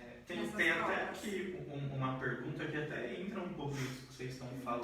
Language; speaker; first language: Portuguese; native; Portuguese